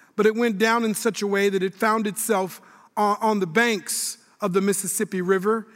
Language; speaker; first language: English; native; English